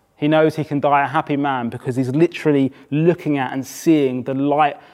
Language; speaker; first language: English; native; English